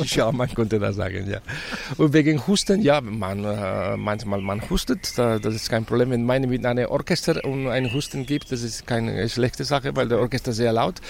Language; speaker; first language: German; non-native, fluent; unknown